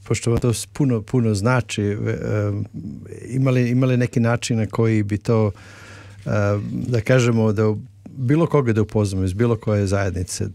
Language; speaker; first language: Serbian; native; Serbian